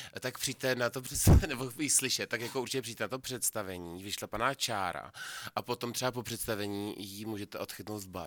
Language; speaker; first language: Czech; native; Czech